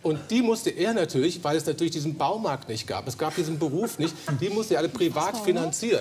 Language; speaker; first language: German; native; German